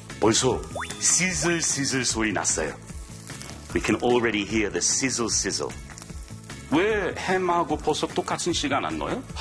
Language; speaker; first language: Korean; non-native, fluent; English